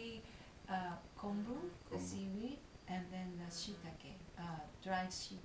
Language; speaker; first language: English; non-native, fluent; Japanese